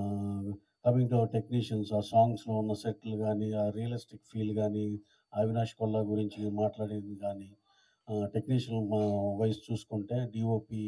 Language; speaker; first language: Telugu; native; Telugu